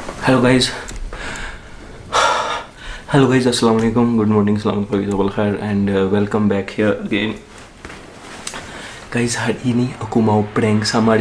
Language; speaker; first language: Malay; non-native, learner; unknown